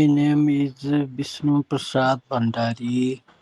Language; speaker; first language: English; non-native, learner; Nepali